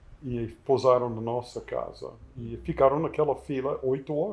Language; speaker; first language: Portuguese; non-native, fluent; English